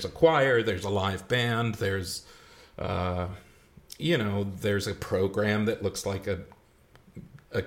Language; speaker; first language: English; native; English